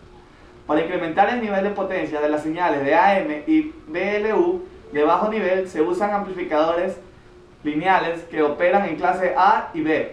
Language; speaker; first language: Spanish; native; Spanish